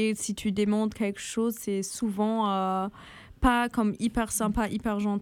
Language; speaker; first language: French; non-native, fluent; German